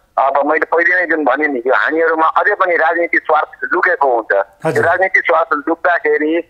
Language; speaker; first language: Nepali; non-native, local second language; Maithili